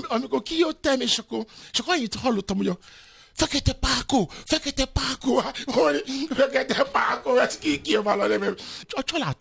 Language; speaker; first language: Hungarian; non-native, fluent; Yoruba